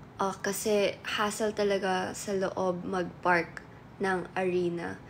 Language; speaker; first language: Filipino; native; Filipino